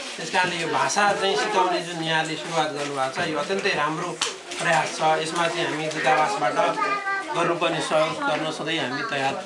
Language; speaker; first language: Nepali; native; Nepali